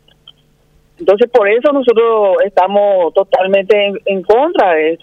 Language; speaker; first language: Spanish; native; Spanish